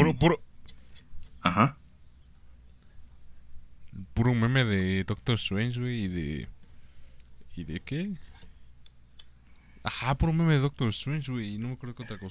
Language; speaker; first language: Spanish; native; Spanish